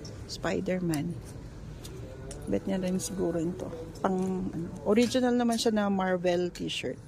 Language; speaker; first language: Filipino; native; Filipino